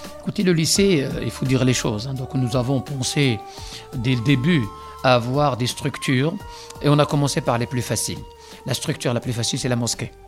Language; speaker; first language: French; non-native, local second language; Arabic